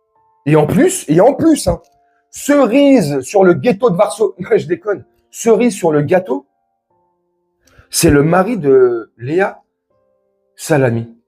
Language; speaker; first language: French; native; French